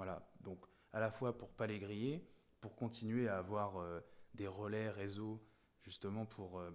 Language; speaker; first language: French; native; French